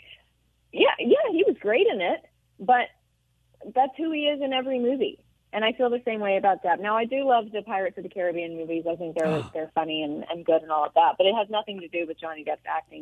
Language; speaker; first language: English; native; English